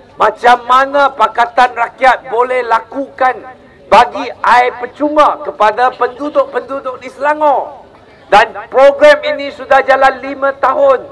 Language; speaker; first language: Malay; non-native, local second language; Chinese